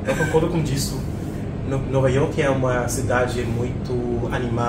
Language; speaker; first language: Portuguese; non-native, learner; English